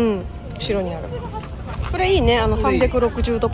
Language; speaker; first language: Japanese; native; Japanese